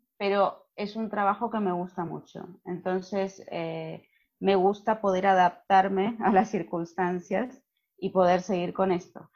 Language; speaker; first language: Spanish; native; Spanish